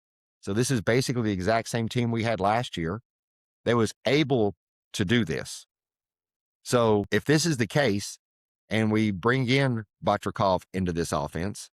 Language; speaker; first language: English; native; English